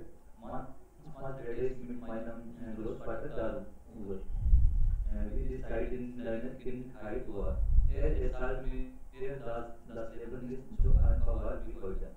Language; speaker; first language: German; non-native, learner; Hindi